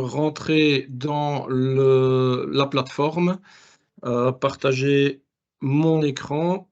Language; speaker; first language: French; native; French